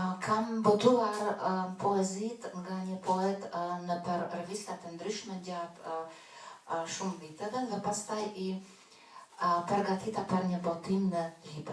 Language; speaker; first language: Albanian; non-native, fluent; German